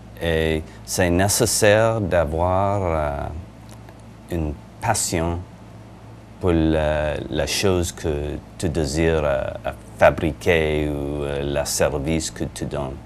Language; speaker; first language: French; non-native, learner; English